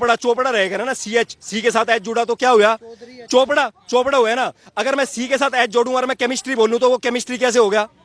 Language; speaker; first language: Hindi; native; Hindi